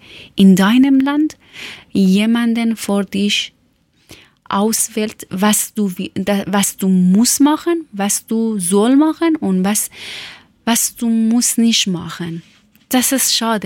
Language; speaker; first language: German; non-native, learner; Persian